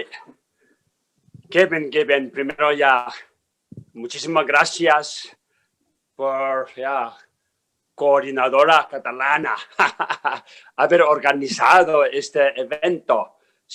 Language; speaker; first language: Spanish; non-native, learner; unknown